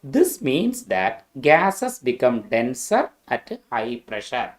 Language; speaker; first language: English; non-native, local second language; Malayalam